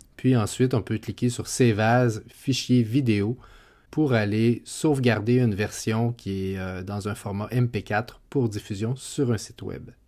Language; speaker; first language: French; native; French